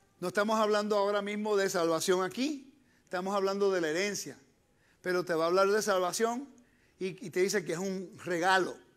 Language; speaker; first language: Spanish; early bilingual, heritage; Spanish